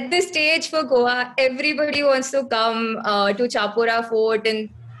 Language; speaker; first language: English; non-native, local second language; Konkani